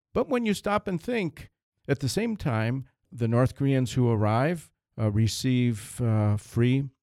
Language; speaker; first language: English; native; English